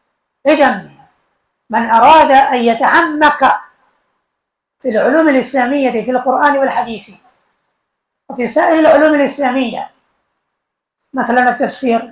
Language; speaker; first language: Arabic; non-native, fluent; Bangla